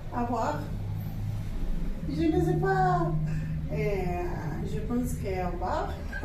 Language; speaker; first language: French; non-native, learner; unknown